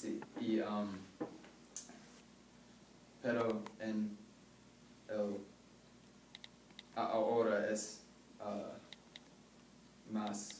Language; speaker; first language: Spanish; non-native, learner; English